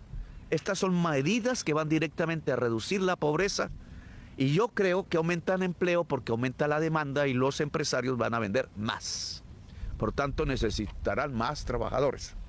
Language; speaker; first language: Spanish; native; Spanish